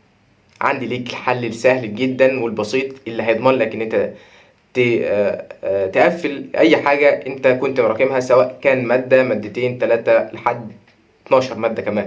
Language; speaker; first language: Arabic; native; Arabic